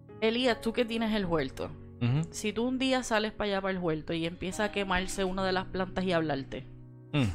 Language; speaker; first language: Spanish; native; Spanish